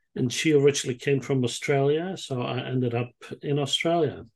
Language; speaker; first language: English; non-native, fluent; Dutch